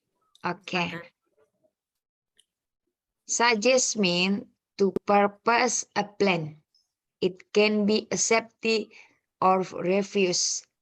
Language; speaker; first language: English; non-native, learner; Indonesian